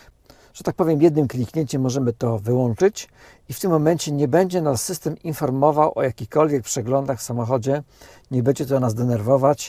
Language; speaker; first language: Polish; native; Polish